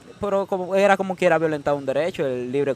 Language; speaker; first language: Spanish; native; Spanish